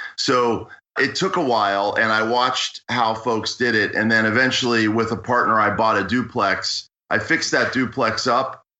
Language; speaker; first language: English; native; English